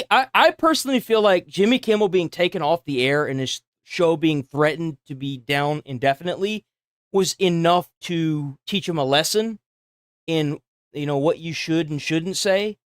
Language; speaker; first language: English; native; English